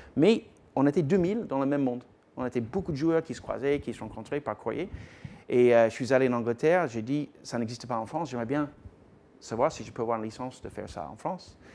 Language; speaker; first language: French; non-native, fluent; English